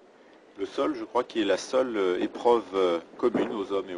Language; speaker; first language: French; native; French